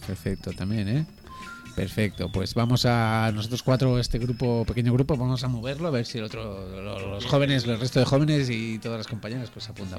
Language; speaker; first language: Spanish; native; Spanish